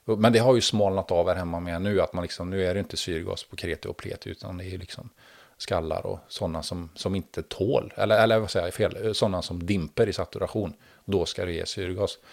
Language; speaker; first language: Swedish; native; Swedish